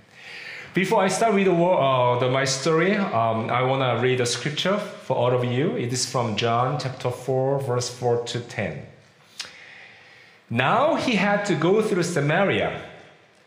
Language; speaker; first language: English; non-native, fluent; Korean